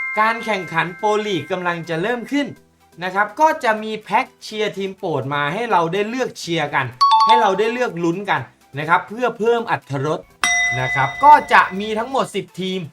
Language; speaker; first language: Thai; native; Thai